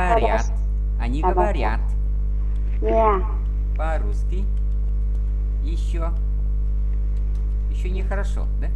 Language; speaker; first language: Russian; non-native, fluent; Vietnamese